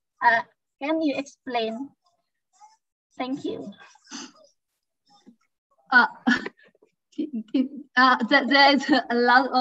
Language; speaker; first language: English; non-native, learner; Indonesian